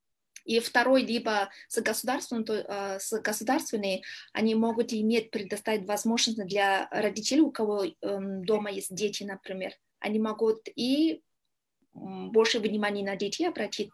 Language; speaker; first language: Russian; non-native, learner; Kyrgyz